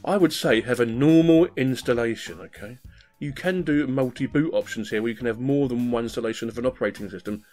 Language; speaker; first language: English; native; English